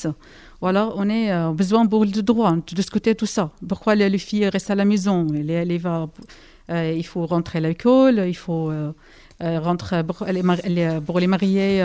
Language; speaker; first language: French; non-native, learner; Arabic